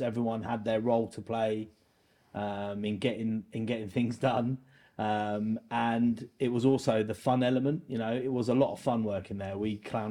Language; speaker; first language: English; native; English